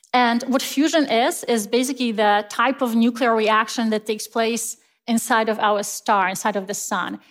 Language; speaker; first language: English; non-native, fluent; Polish